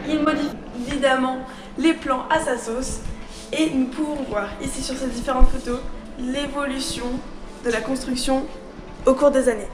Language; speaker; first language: French; native; French